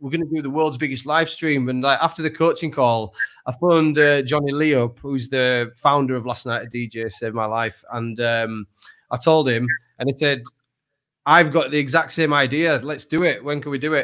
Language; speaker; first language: English; native; English